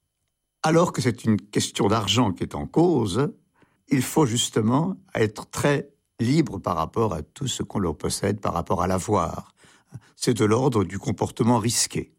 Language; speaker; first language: French; native; French